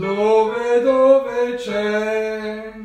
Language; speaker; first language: Italian; non-native, learner; Spanish